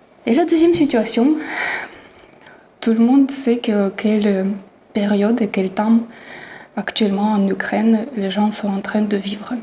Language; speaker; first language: French; non-native, fluent; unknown